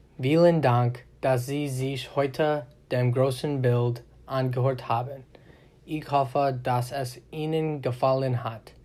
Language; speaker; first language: German; non-native, learner; English